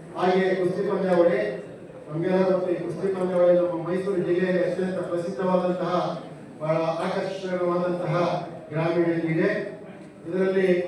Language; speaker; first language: Kannada; native; Kannada